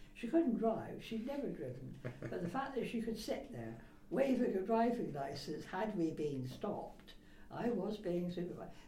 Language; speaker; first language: English; native; English